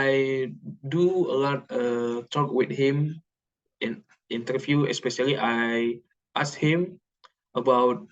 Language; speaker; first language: English; non-native, learner; Indonesian